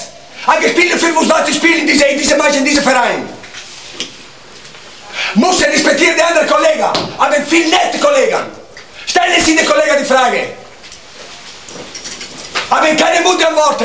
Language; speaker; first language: German; non-native, learner; Italian